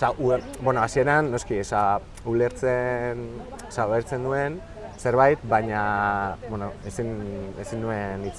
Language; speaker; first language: Basque; non-native, fluent; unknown